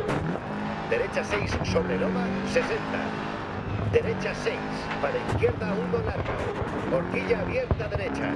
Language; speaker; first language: Spanish; native; Spanish